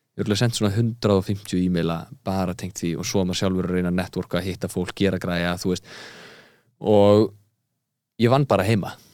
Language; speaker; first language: Icelandic; early bilingual, heritage; Icelandic